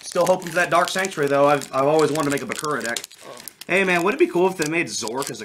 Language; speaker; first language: English; native; English